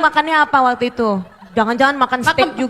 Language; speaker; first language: Indonesian; native; Indonesian